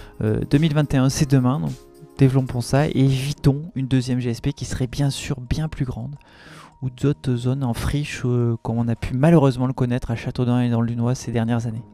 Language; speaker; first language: French; native; French